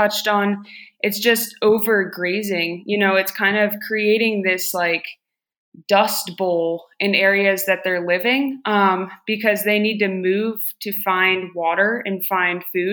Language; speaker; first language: English; native; English